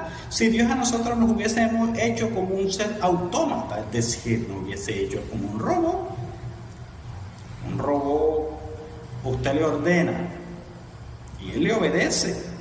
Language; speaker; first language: Spanish; native; Spanish